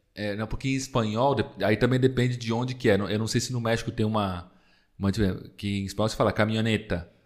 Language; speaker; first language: Portuguese; early bilingual, other home language; Spanish